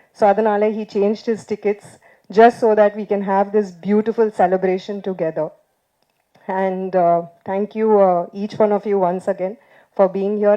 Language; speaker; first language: English; non-native, local second language; Tamil